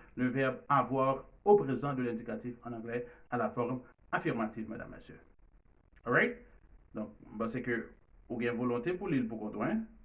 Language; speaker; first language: French; non-native, learner; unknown